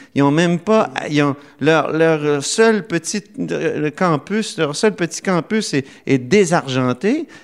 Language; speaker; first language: French; native; French